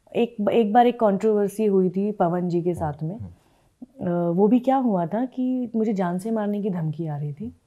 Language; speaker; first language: Hindi; native; Hindi